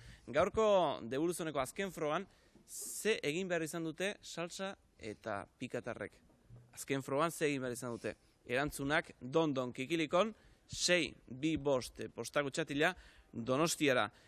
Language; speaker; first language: Basque; native; Basque